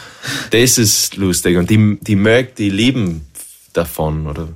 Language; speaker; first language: German; non-native, learner; English